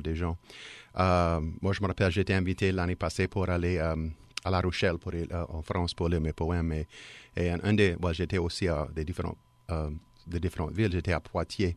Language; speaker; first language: French; native; French